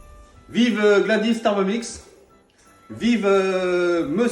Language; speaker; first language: French; native; French